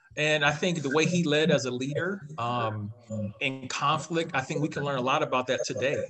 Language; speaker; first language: English; native; English